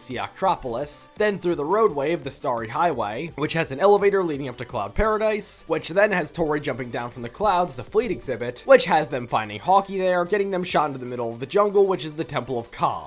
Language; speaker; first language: English; native; English